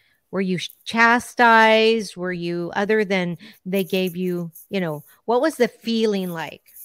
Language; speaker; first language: English; early bilingual, other home language; Spanish